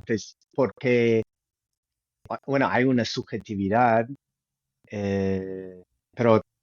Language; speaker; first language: Spanish; non-native, fluent; English